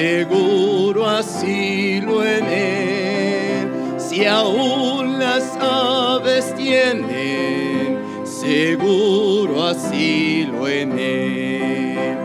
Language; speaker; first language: Spanish; native; Spanish